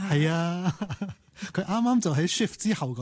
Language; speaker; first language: Cantonese; native; Cantonese